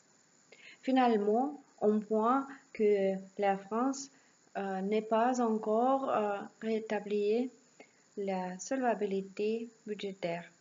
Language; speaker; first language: French; non-native, learner; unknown